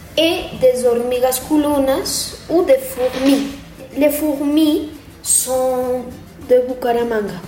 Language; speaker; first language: French; non-native, learner; Spanish